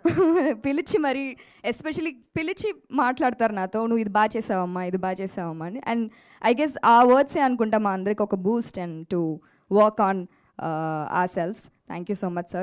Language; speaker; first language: Telugu; early bilingual, heritage; Telugu